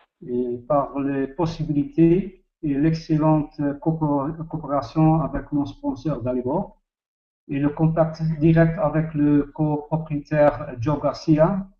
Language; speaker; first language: French; non-native, learner; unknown